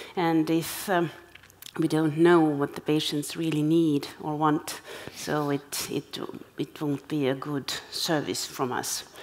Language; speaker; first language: English; non-native, fluent; Estonian